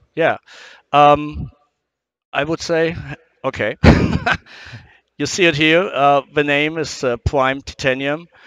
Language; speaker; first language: English; non-native, fluent; German